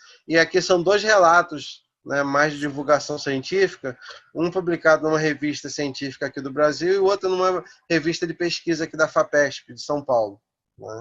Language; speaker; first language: Portuguese; native; Portuguese